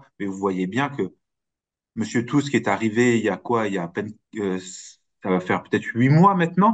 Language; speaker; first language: French; native; French